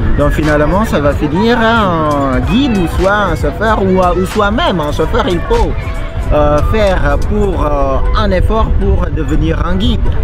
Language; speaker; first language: French; non-native, fluent; Balinese